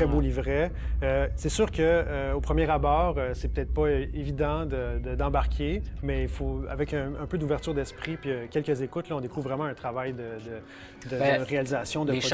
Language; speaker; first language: French; native; French